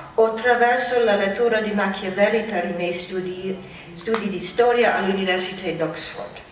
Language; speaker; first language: Italian; non-native, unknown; English